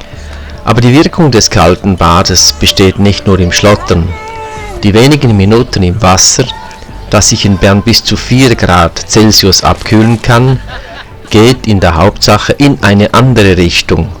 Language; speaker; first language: German; native; German